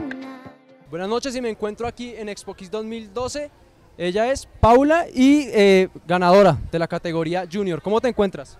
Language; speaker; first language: Spanish; native; Spanish